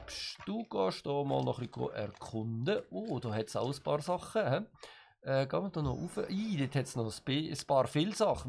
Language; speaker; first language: German; native; German